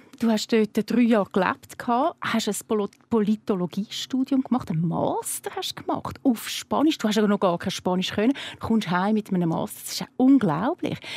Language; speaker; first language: German; native; German